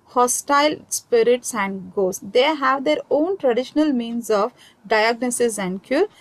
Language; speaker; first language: English; non-native, local second language; Kannada